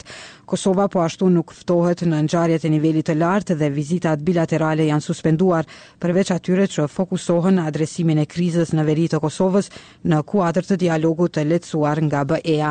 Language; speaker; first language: Albanian; native; Albanian